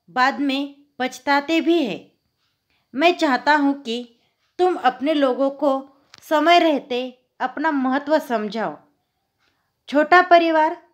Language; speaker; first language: Hindi; non-native, local second language; Marathi